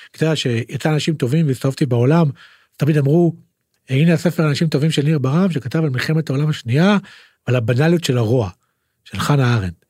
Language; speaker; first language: Hebrew; native; Hebrew